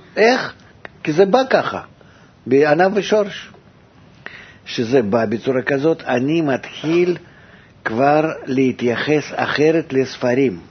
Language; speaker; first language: Hebrew; non-native, fluent; Russian